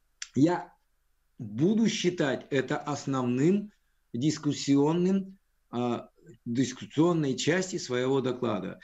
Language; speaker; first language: Russian; native; Russian